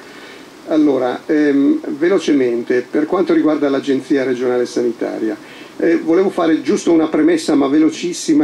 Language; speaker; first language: Italian; native; Italian